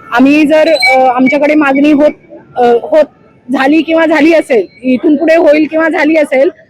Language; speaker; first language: Marathi; native; Marathi